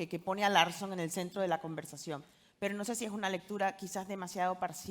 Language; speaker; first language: Spanish; native; Spanish